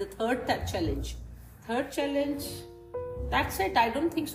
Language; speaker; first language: English; non-native, local second language; Urdu